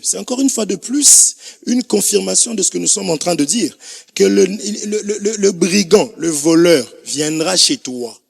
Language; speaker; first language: French; non-native, local second language; Lingala